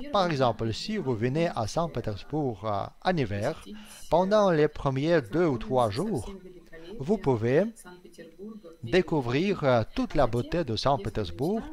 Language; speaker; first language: French; non-native, fluent; Russian